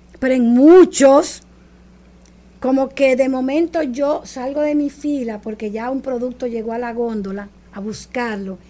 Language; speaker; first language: Spanish; native; Spanish